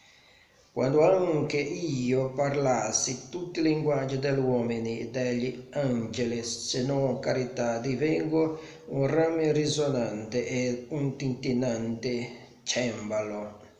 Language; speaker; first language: Italian; non-native, learner; Portuguese